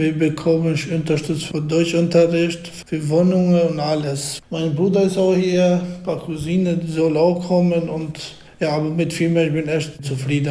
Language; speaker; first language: German; non-native, learner; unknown